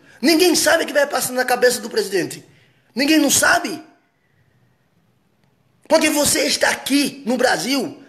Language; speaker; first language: Portuguese; non-native, fluent; Haitian Creole